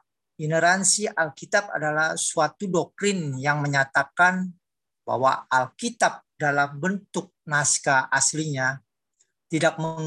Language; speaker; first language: Indonesian; native; Indonesian